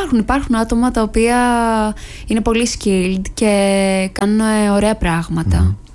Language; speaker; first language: Greek; early bilingual, other home language; Albanian